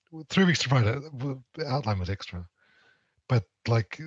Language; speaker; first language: English; native; English